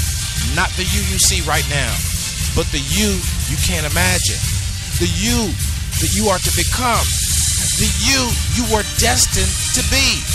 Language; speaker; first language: English; native; English